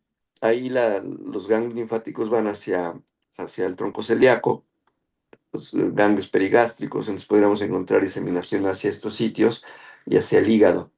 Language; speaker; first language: Spanish; native; Spanish